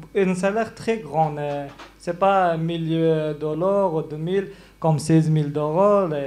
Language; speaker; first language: French; non-native, learner; Persian